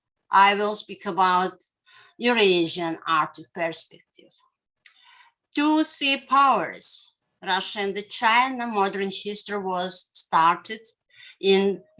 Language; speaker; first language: English; non-native, learner; Russian